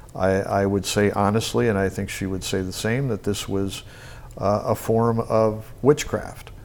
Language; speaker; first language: English; native; English